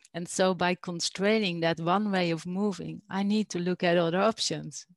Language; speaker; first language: English; non-native, fluent; Dutch